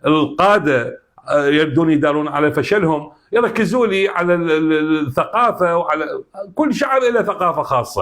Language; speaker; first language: Arabic; native; Arabic